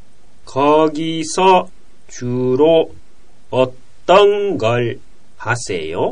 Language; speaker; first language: Korean; non-native, fluent; Japanese